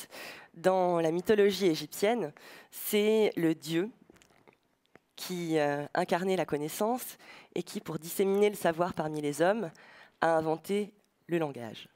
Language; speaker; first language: French; native; French